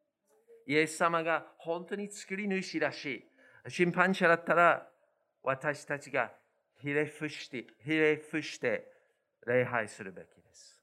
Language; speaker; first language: Japanese; non-native, fluent; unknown